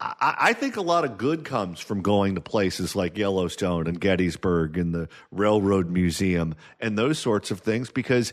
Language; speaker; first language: English; native; English